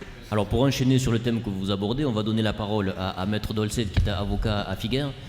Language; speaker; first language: French; native; French